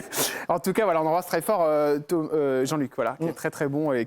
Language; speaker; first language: French; native; French